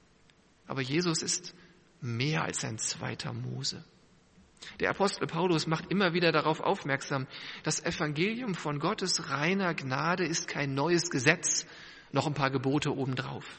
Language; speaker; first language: German; native; German